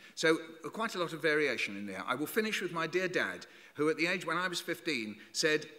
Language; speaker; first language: English; native; English